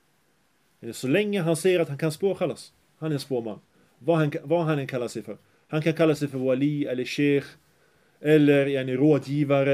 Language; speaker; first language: Swedish; early bilingual, other home language; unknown